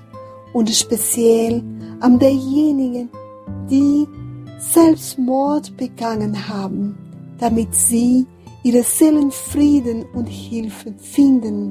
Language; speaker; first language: German; non-native, fluent; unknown